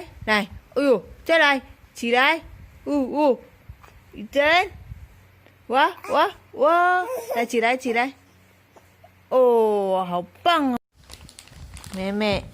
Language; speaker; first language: Chinese; non-native, fluent; Indonesian